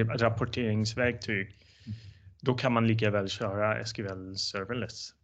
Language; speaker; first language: Swedish; non-native, fluent; Dutch